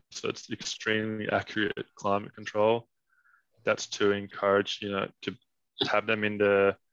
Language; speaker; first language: English; non-native, fluent; Danish